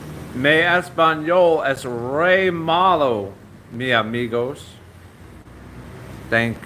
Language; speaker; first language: Spanish; non-native, learner; English